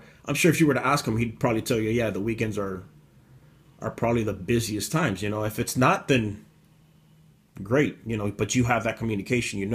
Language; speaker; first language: English; native; English